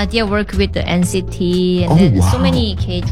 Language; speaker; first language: English; non-native, learner; Korean